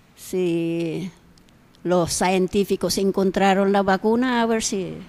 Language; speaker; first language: Spanish; non-native, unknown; Filipino